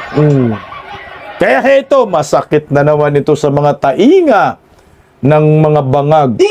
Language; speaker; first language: Filipino; non-native, local second language; Cebuano